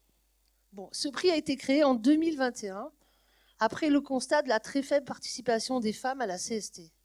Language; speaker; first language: French; native; French